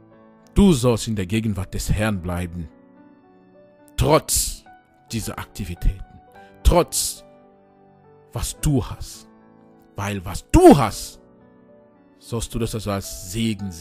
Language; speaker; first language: German; non-native, fluent; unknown